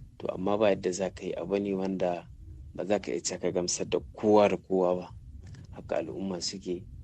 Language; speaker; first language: Hausa; native; Hausa